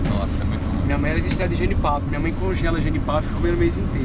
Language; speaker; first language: Portuguese; native; Portuguese